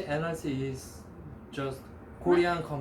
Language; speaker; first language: English; non-native, learner; Korean